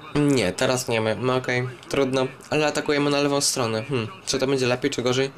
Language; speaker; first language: Polish; native; Polish